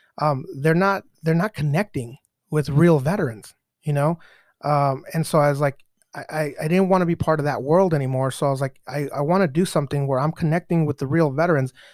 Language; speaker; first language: English; early bilingual, other home language; Spanish